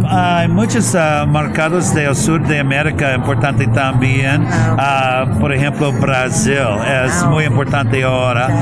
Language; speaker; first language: Spanish; non-native, learner; English